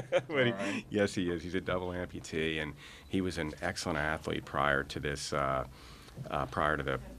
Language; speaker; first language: English; native; English